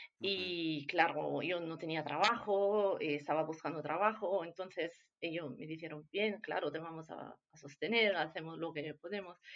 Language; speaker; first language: Spanish; non-native, fluent; Italian